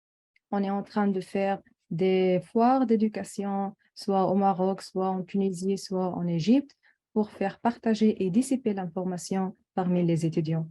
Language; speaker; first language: French; non-native, local second language; Arabic